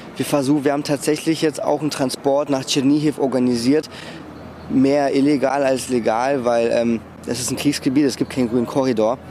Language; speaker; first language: German; early bilingual, other home language; Russian